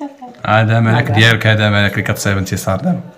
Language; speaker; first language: Arabic; native; Arabic